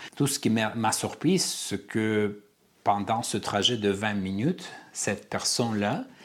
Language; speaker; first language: French; non-native, fluent; Armenian